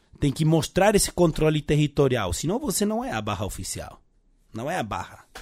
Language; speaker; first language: Portuguese; non-native, fluent; Spanish